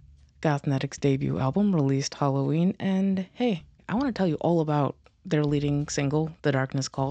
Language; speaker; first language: English; native; English